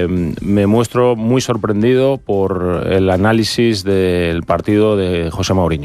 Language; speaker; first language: Spanish; native; Spanish